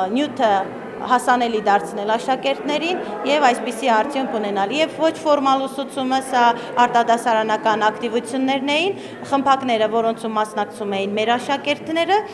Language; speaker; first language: Armenian; native; Armenian